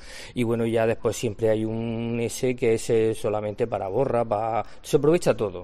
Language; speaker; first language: Spanish; native; Spanish